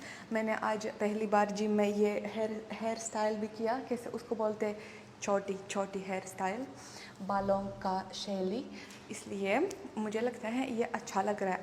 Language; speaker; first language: Hindi; non-native, fluent; Russian